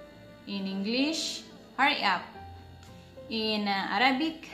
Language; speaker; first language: English; non-native, local second language; Filipino